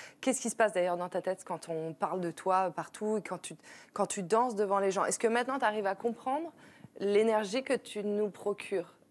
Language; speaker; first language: French; native; French